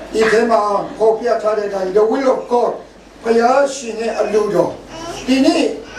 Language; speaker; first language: Burmese; non-native, local second language; Kachin